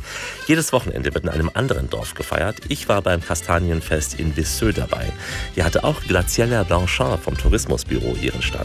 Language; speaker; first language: German; native; German